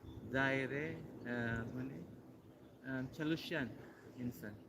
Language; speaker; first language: Turkish; non-native, learner; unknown